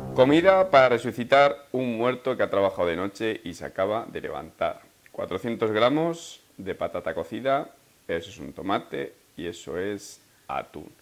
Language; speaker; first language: Spanish; native; Spanish